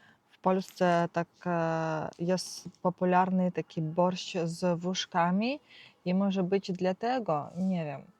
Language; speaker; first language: Polish; non-native, learner; Ukrainian